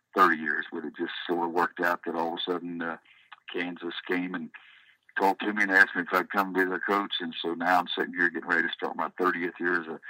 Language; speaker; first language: English; native; English